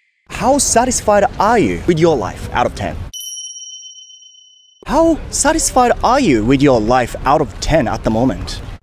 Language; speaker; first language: English; non-native, fluent; Japanese